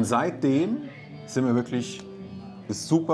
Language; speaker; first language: German; native; German